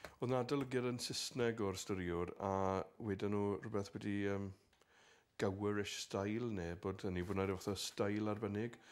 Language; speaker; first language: Welsh; native; Welsh